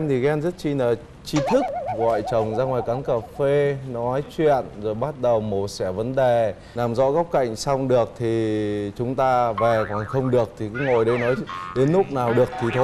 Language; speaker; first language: Vietnamese; native; Vietnamese